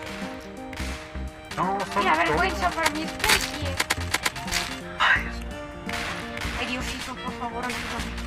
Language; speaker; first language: Spanish; native; Spanish